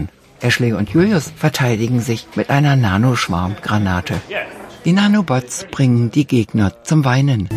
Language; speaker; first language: German; native; German